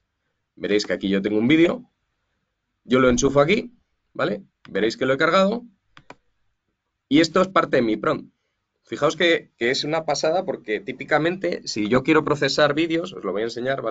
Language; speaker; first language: Spanish; native; Spanish